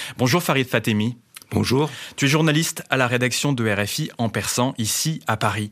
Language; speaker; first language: French; native; French